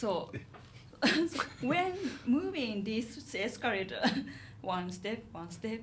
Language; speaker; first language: English; non-native, learner; Japanese